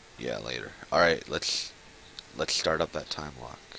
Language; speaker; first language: English; native; English